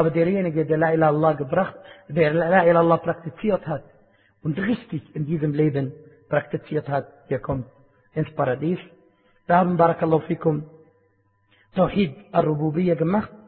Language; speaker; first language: German; non-native, fluent; Arabic